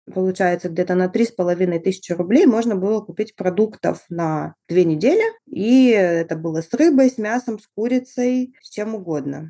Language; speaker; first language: Russian; native; Russian